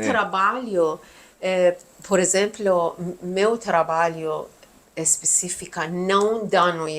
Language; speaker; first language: Portuguese; non-native, learner; Persian